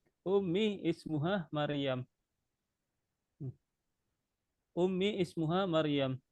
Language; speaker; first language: Arabic; non-native, fluent; Indonesian